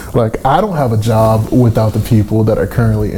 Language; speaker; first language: English; native; English